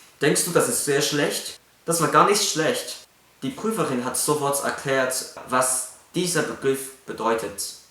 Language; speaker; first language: German; non-native, fluent; Cantonese